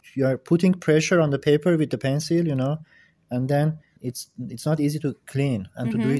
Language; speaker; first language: English; non-native, fluent; Persian